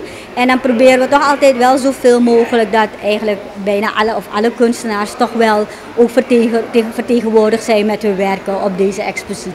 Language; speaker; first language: Dutch; native; Dutch